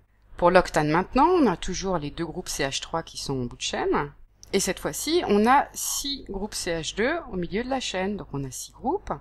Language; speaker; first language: French; native; French